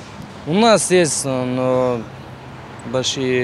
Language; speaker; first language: Russian; non-native, learner; Kyrgyz